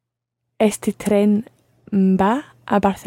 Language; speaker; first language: Spanish; non-native, learner; English